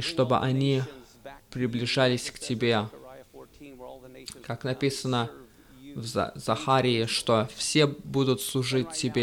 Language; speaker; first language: Russian; early bilingual, heritage; Russian